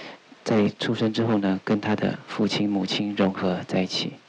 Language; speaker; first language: Chinese; native; Chinese